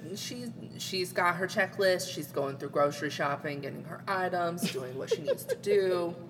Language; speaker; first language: English; native; English